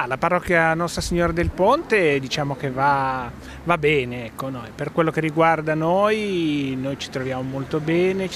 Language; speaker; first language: Italian; native; Italian